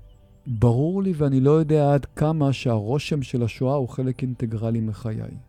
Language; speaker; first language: Hebrew; native; Hebrew